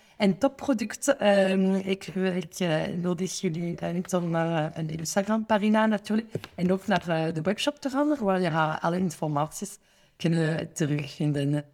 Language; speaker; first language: Dutch; non-native, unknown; French